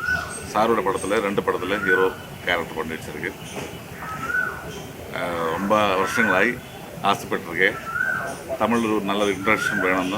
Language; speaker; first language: Tamil; non-native, learner; Malayalam